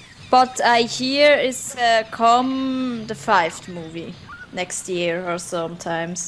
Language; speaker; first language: English; non-native, learner; German